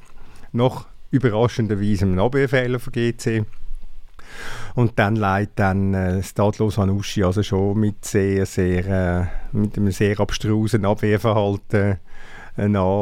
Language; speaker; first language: German; native; German